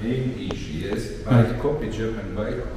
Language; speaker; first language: English; non-native, learner; Georgian